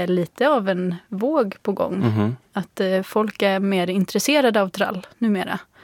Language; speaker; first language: Swedish; native; Swedish